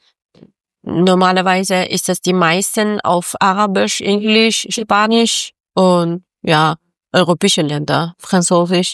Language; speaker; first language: German; non-native, learner; Persian